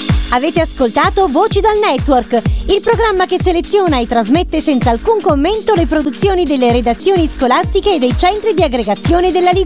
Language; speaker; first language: Italian; native; Italian